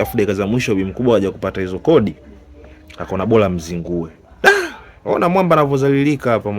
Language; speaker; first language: Swahili; native; Swahili